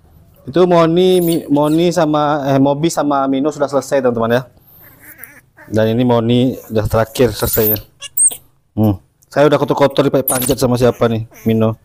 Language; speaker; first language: Indonesian; native; Indonesian